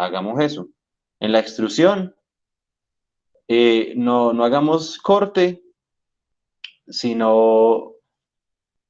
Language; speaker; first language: Spanish; native; Spanish